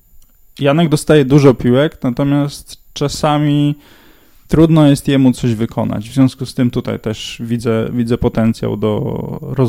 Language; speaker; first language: Polish; native; Polish